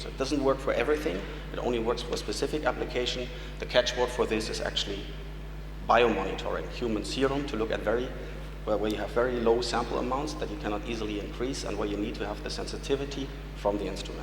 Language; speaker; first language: English; non-native, fluent; German